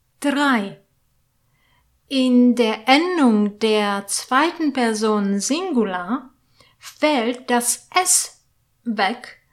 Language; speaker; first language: German; non-native, fluent; Polish